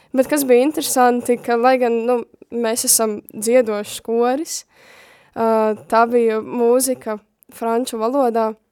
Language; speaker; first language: Latvian; native; Latvian